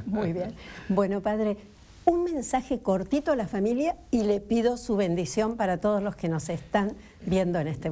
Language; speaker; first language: Spanish; native; Spanish